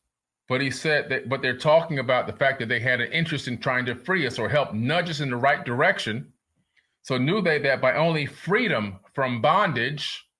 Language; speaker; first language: English; native; English